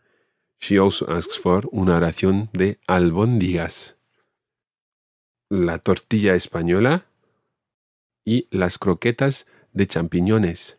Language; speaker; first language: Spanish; non-native, fluent; English